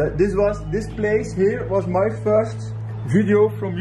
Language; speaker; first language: English; non-native, learner; Dutch